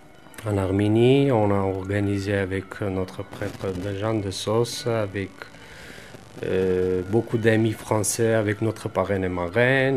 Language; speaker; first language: French; non-native, fluent; Armenian